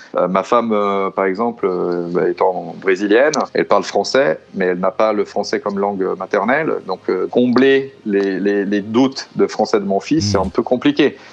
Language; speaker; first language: French; non-native, fluent; Portuguese